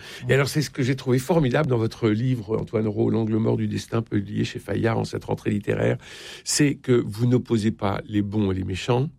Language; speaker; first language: French; native; French